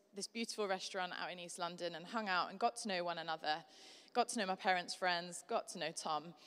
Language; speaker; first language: English; native; English